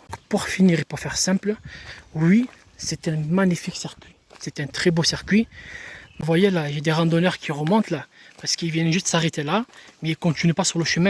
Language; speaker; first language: French; native; French